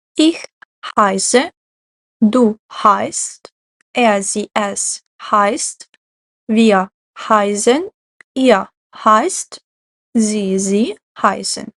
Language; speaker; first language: German; non-native, fluent; Ukrainian